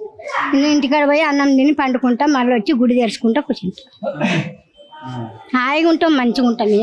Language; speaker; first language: Telugu; native; Telugu